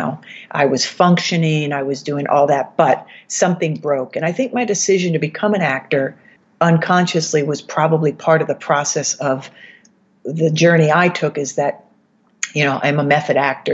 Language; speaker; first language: English; native; English